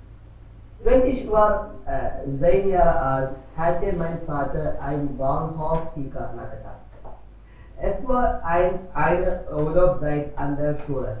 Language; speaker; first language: German; non-native, learner; Kannada